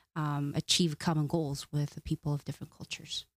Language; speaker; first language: English; non-native, fluent; Korean